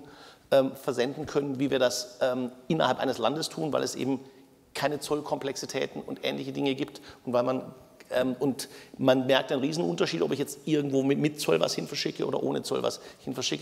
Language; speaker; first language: German; native; German